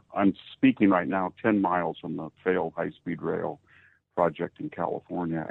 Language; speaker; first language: English; native; English